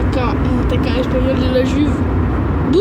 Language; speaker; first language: French; native; French